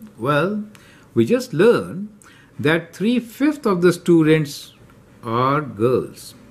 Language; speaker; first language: English; non-native, local second language; Hindi